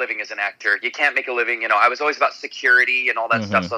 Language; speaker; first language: English; native; English